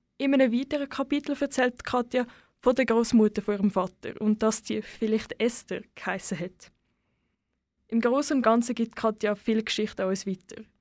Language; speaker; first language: German; native; German